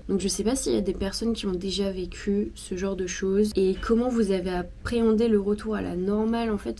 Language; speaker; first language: French; native; French